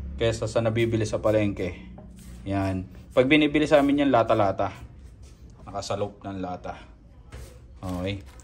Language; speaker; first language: Filipino; non-native, local second language; Iloko